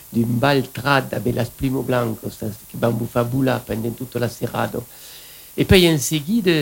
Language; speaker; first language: French; native; French